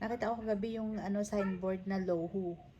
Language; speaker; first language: Filipino; native; Filipino